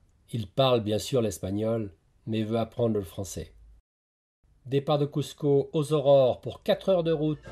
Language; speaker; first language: French; native; French